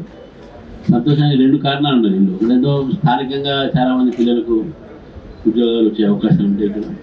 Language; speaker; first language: Telugu; native; Telugu